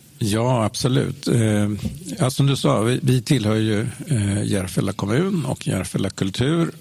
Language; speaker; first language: Swedish; native; Swedish